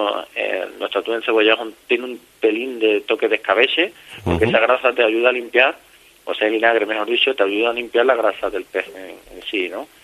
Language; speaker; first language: Spanish; native; Spanish